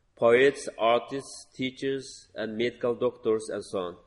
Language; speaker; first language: English; non-native, learner; Uyghur